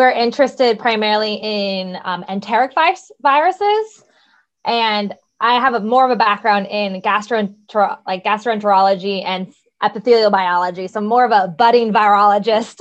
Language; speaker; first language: English; native; English